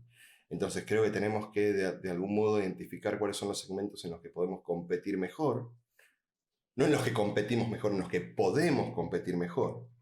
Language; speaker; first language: Spanish; native; Spanish